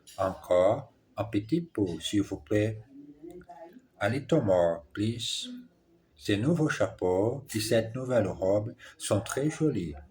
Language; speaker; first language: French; non-native, learner; Portuguese